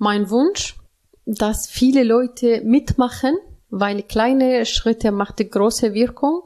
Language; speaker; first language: German; non-native, learner; Arabic